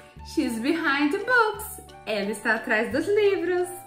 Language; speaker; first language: Portuguese; native; Portuguese